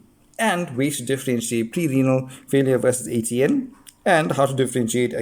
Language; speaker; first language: English; native; English